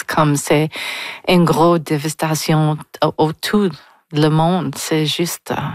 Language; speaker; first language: French; non-native, local second language; English